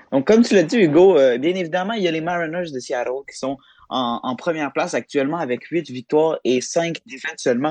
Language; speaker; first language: French; native; French